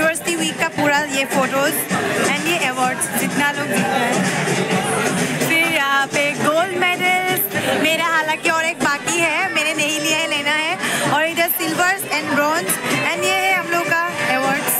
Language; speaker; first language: Hindi; non-native, local second language; Assamese